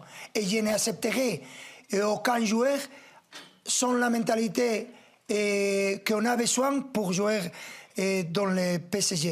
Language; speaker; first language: French; non-native, fluent; Spanish